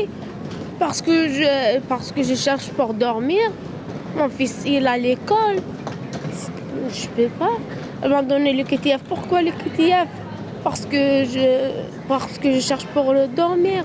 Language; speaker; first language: French; non-native, learner; Arabic